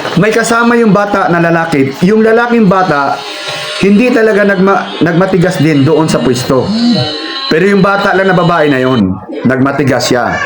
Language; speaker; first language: Filipino; non-native, local second language; Cebuano